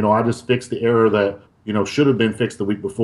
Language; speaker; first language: English; native; English